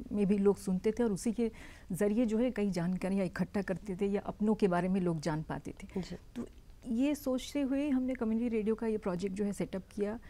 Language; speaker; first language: Hindi; native; Hindi